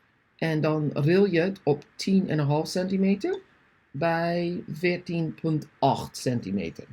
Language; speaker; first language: Dutch; non-native, learner; English